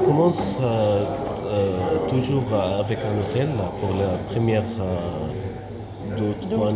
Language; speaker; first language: French; non-native, fluent; Arabic